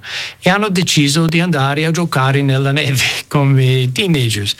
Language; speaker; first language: Italian; non-native, fluent; English